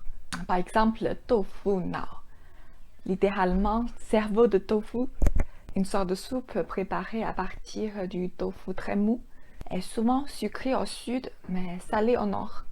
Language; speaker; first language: French; non-native, fluent; Chinese